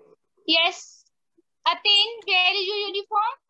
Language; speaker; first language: English; non-native, local second language; Hindi